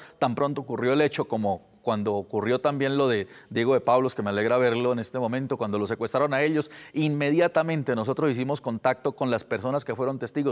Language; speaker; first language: Spanish; native; Spanish